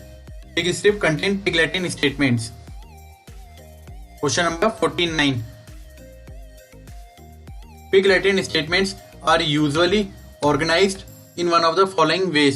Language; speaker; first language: English; non-native, local second language; Hindi